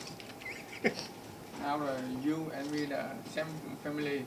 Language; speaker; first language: English; non-native, learner; Vietnamese